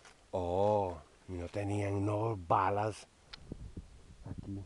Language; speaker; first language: Spanish; non-native, fluent; English